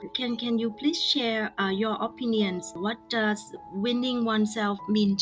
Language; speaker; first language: English; non-native, fluent; Vietnamese